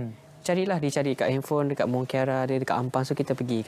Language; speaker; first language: Malay; native; Malay